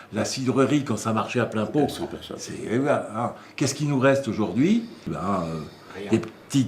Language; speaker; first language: French; native; French